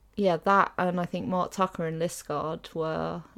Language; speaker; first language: English; native; English